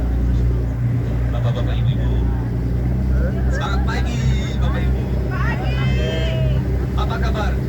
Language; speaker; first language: Indonesian; non-native, fluent; Turkish